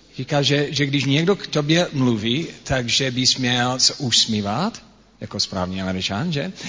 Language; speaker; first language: Czech; non-native, fluent; English